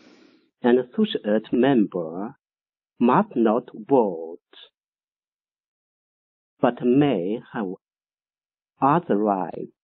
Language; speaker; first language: English; non-native, learner; Chinese